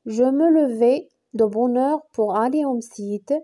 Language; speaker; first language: French; non-native, local second language; Arabic